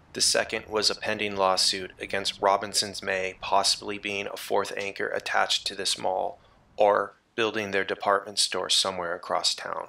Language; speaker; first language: English; native; English